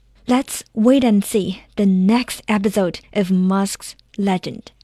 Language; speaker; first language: English; non-native, fluent; Chinese